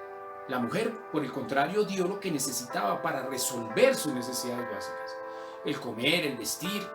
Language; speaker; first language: Spanish; native; Spanish